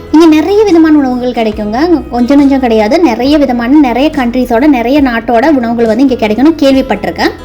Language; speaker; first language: Tamil; non-native, local second language; Malayalam